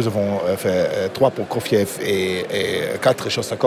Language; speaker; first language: French; non-native, learner; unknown